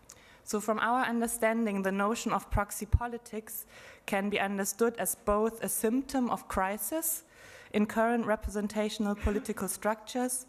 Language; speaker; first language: English; non-native, fluent; German